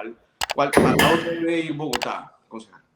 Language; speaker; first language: Spanish; native; Spanish